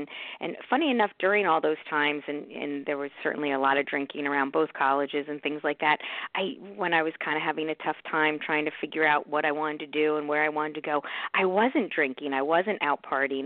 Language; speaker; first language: English; native; English